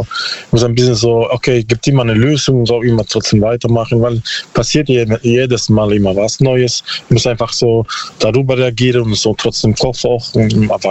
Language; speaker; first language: German; non-native, learner; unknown